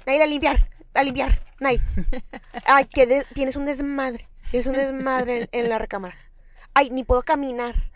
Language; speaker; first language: Spanish; early bilingual, heritage; Spanish